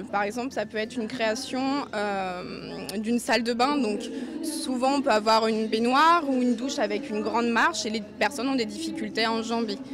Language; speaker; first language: French; native; French